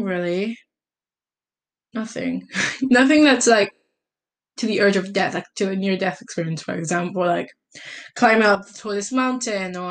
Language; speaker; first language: English; early bilingual, other home language; Italian